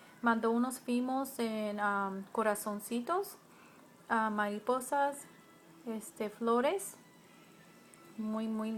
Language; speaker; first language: Spanish; early bilingual, heritage; Spanish